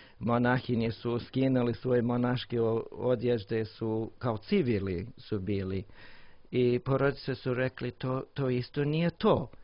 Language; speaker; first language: Croatian; non-native, learner; English